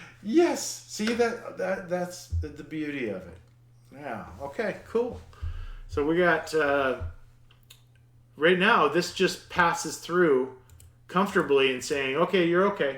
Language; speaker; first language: English; native; English